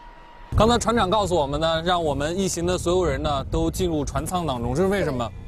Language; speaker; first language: Chinese; native; Chinese